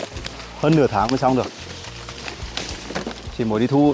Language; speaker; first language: Vietnamese; native; Vietnamese